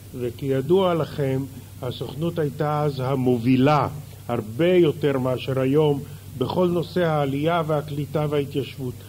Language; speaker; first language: Hebrew; early bilingual, other home language; Russian